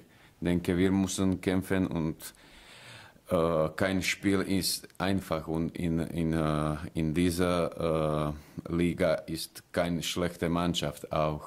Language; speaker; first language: German; non-native, learner; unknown